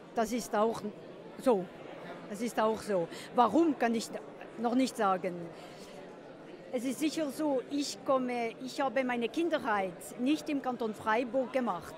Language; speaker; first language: German; non-native, local second language; French